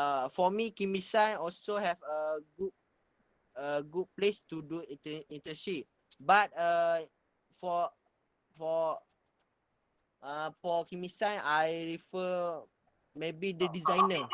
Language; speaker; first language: English; non-native, local second language; Malay